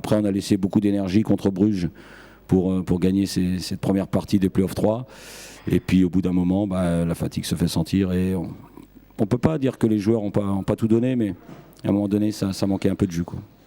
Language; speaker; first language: French; native; French